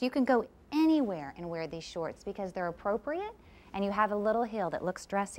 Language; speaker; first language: English; native; English